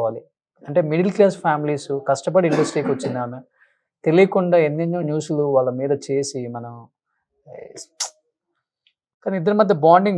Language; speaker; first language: Telugu; native; Telugu